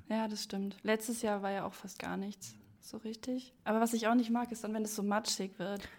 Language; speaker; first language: German; native; German